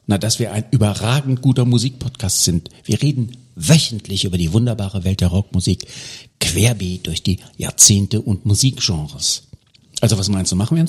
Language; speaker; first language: German; native; German